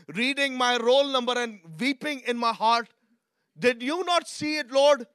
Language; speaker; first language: English; non-native, local second language; Urdu